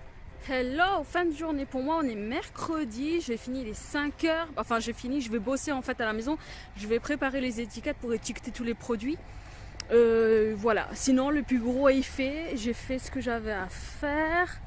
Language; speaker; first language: French; native; French